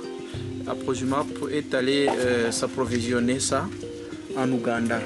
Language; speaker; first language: French; non-native, local second language; Kinyarwanda